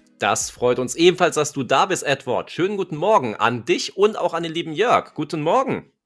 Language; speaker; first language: German; native; German